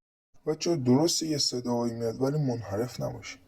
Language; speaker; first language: Persian; native; Persian